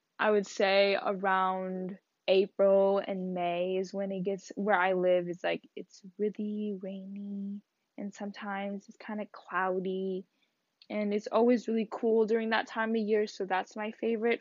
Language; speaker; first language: English; early bilingual, other home language; Vietnamese